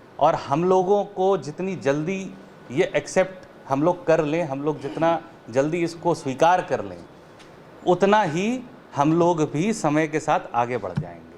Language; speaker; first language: Hindi; native; Hindi